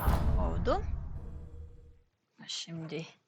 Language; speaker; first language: Turkish; non-native, learner; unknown